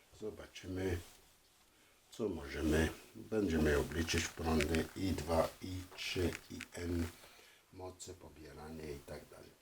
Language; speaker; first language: Polish; non-native, fluent; French